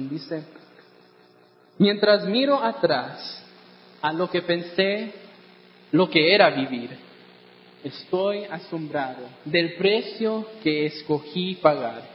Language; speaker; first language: Spanish; non-native, fluent; English